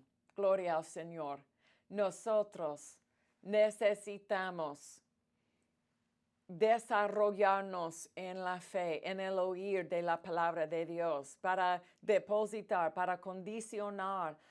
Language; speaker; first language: Spanish; non-native, fluent; English